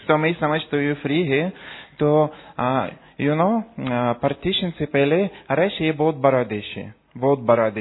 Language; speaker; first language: Hindi; non-native, learner; Russian